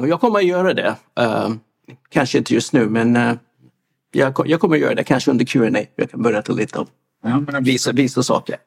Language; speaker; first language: Swedish; non-native, fluent; English